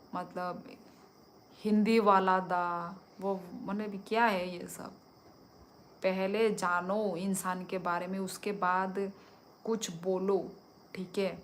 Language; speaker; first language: Hindi; non-native, local second language; Kok Borok